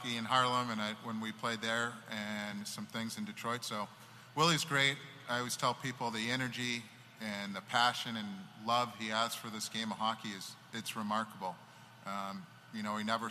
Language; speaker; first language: English; native; English